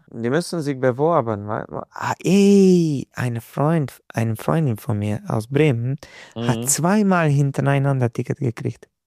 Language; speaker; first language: German; non-native, fluent; Hungarian